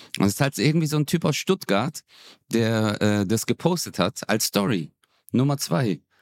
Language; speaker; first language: German; early bilingual, other home language; Turkish